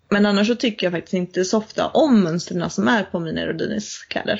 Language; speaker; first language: Swedish; native; Swedish